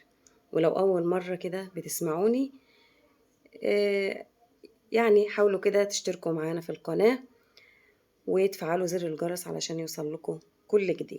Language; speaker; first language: Arabic; native; Arabic